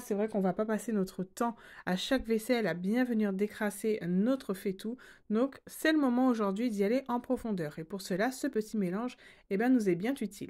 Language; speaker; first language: French; native; French